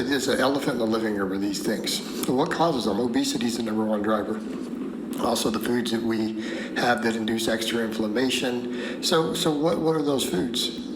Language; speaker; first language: English; native; English